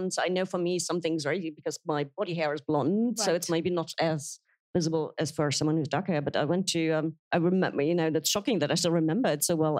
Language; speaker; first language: English; non-native, fluent; German